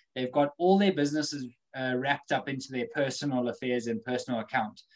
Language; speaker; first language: English; native; English